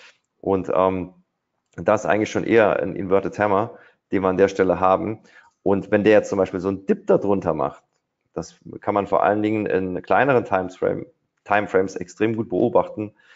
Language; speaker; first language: German; native; German